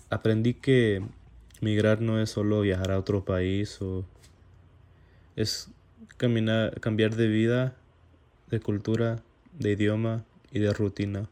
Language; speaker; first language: Spanish; early bilingual, heritage; Spanish